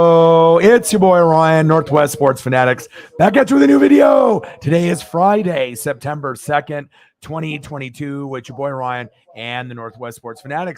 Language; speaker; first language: English; native; English